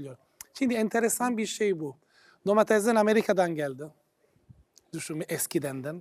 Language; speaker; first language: Turkish; non-native, fluent; Italian